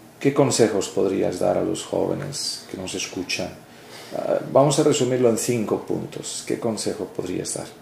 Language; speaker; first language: Spanish; native; Spanish